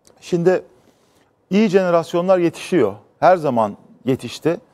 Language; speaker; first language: Turkish; native; Turkish